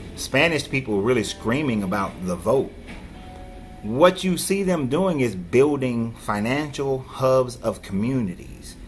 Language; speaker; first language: English; native; English